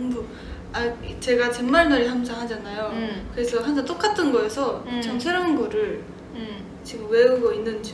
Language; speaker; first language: Korean; non-native, fluent; Japanese